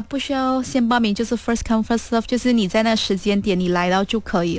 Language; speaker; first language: Chinese; native; Chinese